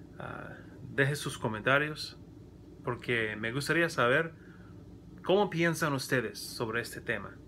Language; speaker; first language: Spanish; non-native, learner; English